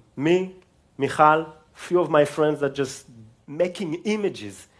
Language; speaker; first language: English; non-native, fluent; Hebrew